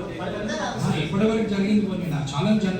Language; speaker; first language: Telugu; native; Telugu